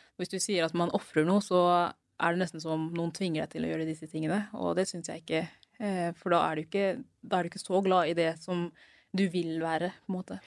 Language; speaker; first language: Norwegian; early bilingual, other home language; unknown